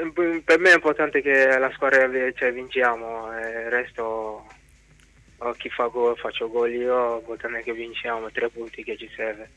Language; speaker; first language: Italian; non-native, fluent; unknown